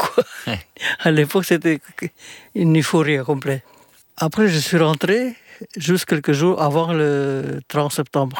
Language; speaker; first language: French; non-native, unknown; Indonesian